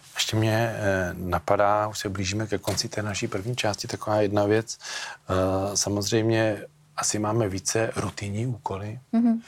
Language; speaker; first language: Czech; native; Czech